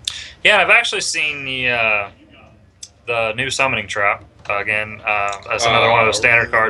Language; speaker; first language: English; native; English